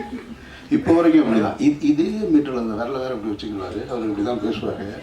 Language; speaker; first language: Tamil; native; Tamil